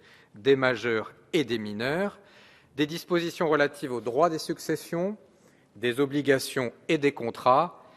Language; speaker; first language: French; native; French